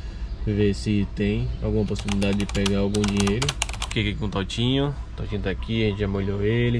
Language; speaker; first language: Portuguese; native; Portuguese